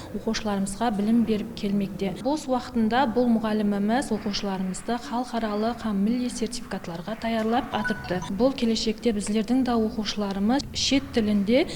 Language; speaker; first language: Uzbek; non-native, local second language; Kara-Kalpak